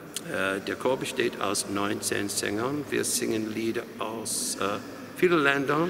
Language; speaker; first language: German; non-native, fluent; English